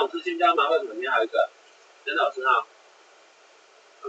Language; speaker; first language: Chinese; native; Chinese